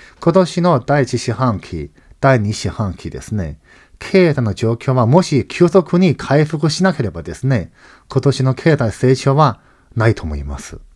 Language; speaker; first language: Japanese; non-native, fluent; Chinese